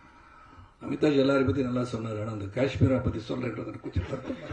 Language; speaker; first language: Tamil; native; Tamil